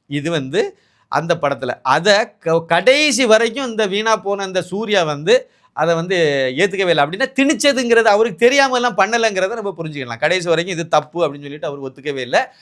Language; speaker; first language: Tamil; native; Tamil